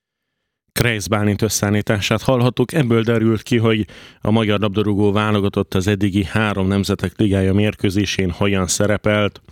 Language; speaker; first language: Hungarian; native; Hungarian